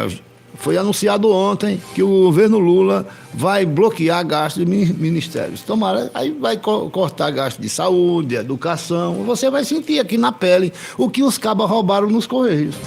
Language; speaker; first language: Portuguese; native; Portuguese